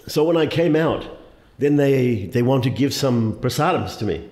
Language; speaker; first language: English; native; English